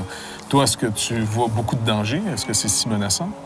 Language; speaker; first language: French; native; French